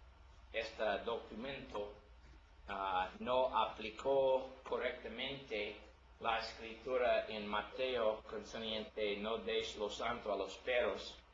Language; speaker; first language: Spanish; non-native, learner; English